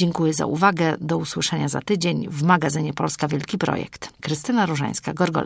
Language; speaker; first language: Polish; native; Polish